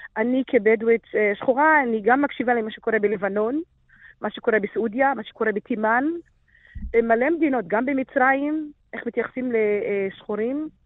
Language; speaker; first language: Hebrew; non-native, local second language; Arabic